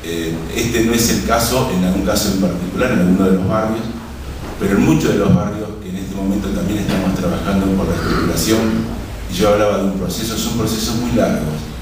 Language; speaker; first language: Spanish; native; Spanish